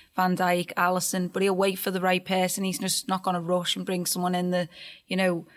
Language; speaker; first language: English; native; English